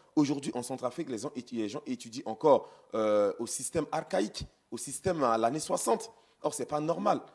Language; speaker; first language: French; non-native, local second language; Sango